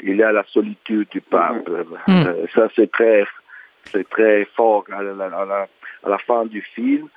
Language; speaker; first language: French; non-native, learner; Italian